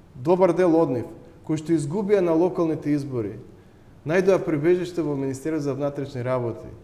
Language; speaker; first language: Macedonian; native; Macedonian